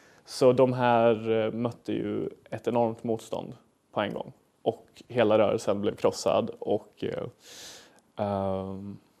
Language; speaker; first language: Swedish; native; Swedish